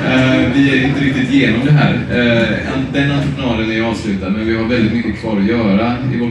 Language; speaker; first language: Swedish; native; Swedish